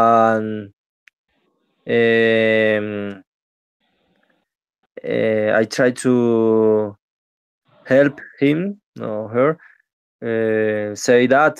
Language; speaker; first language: English; non-native, learner; Spanish